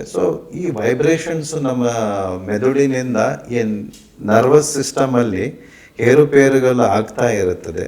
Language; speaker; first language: Kannada; non-native, local second language; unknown